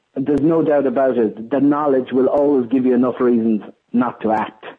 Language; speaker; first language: English; native; English